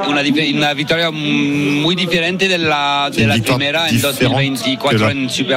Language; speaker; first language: Spanish; non-native, learner; French